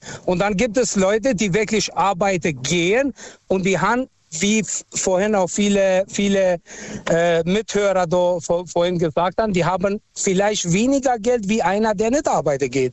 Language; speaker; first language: German; non-native, fluent; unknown